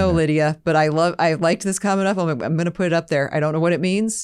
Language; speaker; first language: English; native; English